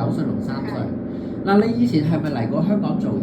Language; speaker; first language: Cantonese; native; Cantonese